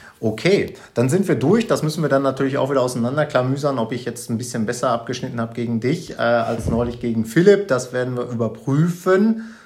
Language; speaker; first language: German; native; German